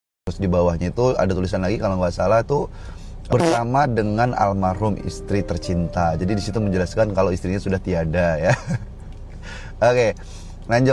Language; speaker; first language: Indonesian; native; Indonesian